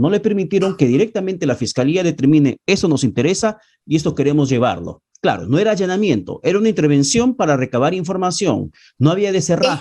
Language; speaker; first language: Spanish; native; Spanish